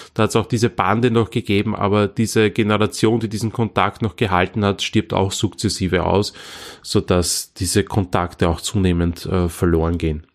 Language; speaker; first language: German; non-native, local second language; Croatian